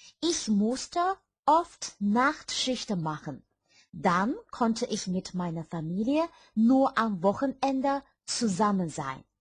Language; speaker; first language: German; non-native, fluent; Chinese